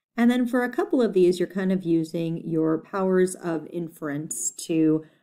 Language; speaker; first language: English; native; English